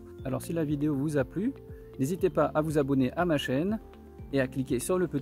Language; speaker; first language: French; native; French